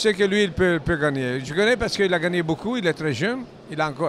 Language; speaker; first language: French; non-native, learner; Italian